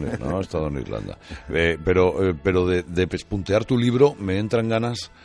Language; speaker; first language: Spanish; native; Spanish